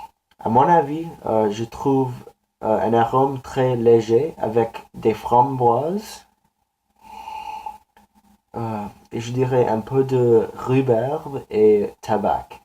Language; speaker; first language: French; non-native, learner; English